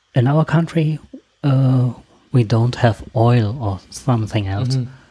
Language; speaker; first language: English; non-native, learner; German